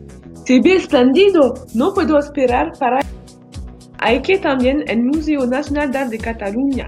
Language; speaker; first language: Spanish; non-native, learner; French